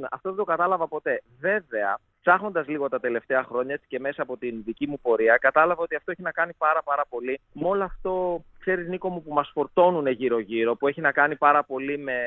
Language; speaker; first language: Greek; native; Greek